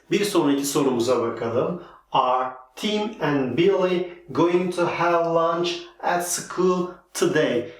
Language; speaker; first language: English; non-native, fluent; Turkish